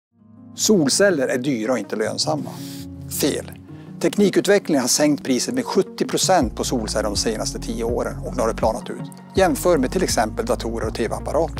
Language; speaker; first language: Swedish; native; Swedish